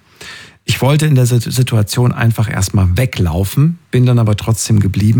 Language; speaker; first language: German; native; German